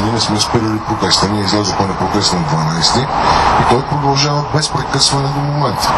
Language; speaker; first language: Bulgarian; native; Bulgarian